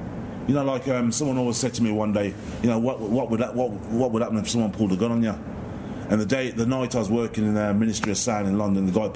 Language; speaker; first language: English; native; English